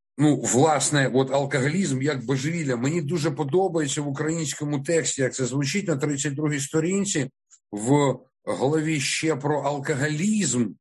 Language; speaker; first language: Ukrainian; non-native, local second language; Russian